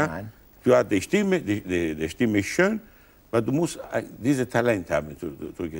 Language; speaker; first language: German; non-native, learner; Italian